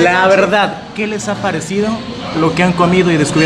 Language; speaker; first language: Spanish; native; Spanish